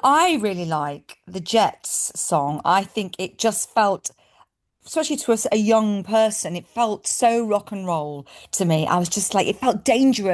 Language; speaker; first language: English; native; English